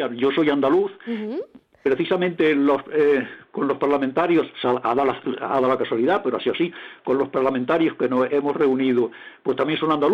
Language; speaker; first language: Spanish; native; Spanish